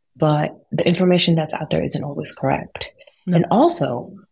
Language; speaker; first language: English; native; English